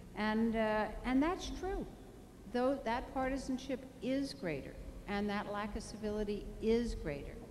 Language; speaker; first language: English; native; English